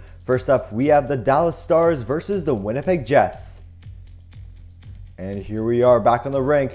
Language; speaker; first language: English; native; English